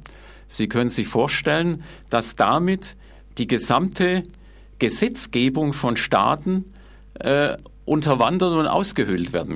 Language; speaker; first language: German; native; German